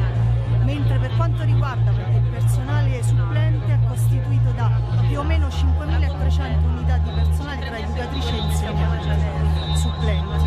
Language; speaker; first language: Italian; native; Italian